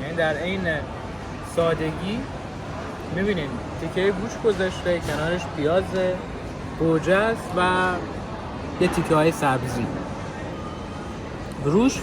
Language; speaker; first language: Persian; native; Persian